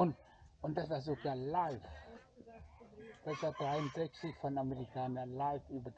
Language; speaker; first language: German; non-native, fluent; Vietnamese